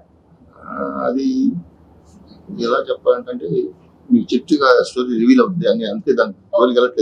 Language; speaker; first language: Telugu; native; Telugu